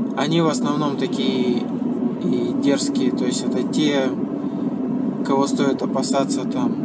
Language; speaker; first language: Russian; native; Russian